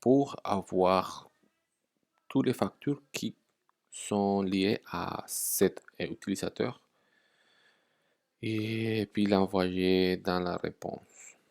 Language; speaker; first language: French; non-native, fluent; Spanish